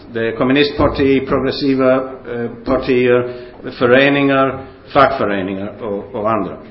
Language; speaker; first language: Swedish; non-native, fluent; English